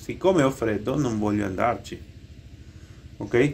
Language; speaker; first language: Italian; non-native, learner; Spanish